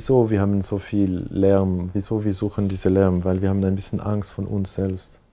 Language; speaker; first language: German; non-native, local second language; French